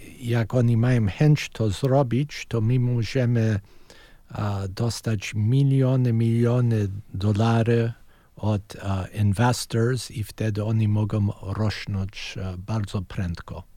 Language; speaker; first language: Polish; early bilingual, heritage; Polish